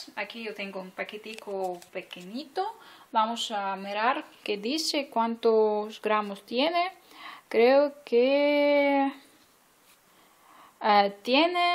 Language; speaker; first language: Spanish; non-native, fluent; Ukrainian